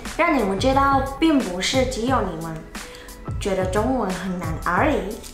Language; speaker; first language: Chinese; non-native, fluent; Mongolian